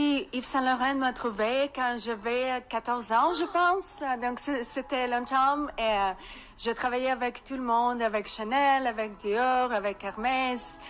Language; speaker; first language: French; non-native, learner; Russian